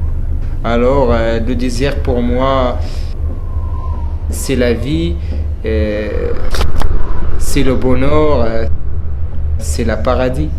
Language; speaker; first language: French; non-native, learner; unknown